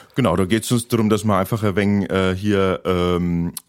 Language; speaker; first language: German; native; German